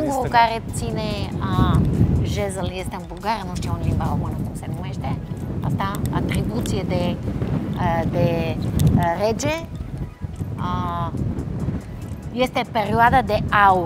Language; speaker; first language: Romanian; non-native, fluent; Bulgarian